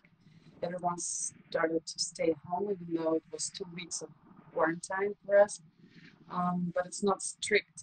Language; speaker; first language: English; non-native, fluent; Russian